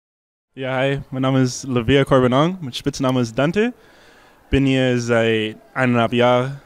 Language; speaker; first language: German; non-native, learner; English